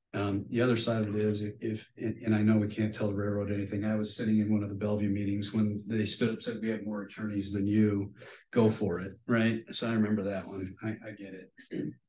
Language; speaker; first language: English; native; English